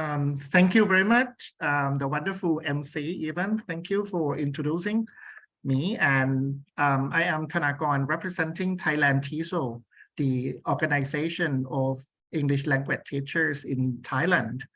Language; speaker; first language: English; non-native, fluent; Thai